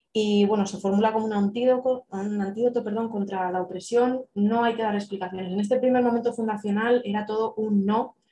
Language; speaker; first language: Spanish; native; Spanish